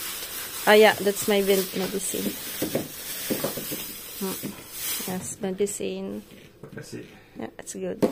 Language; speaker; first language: English; non-native, local second language; Filipino